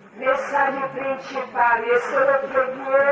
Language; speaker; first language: Italian; non-native, learner; Croatian